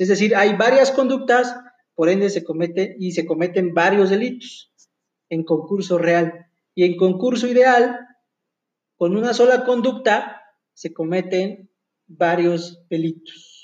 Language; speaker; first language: Spanish; native; Spanish